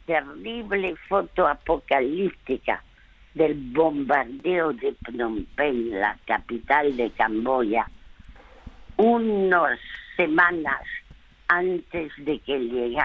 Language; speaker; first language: Spanish; early bilingual, other home language; French